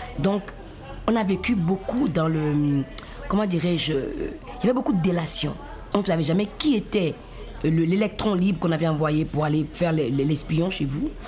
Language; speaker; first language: French; non-native, local second language; Fon